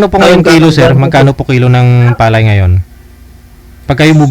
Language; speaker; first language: Filipino; native; Filipino